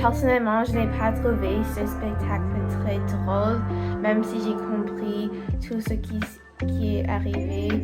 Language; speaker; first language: French; non-native, learner; English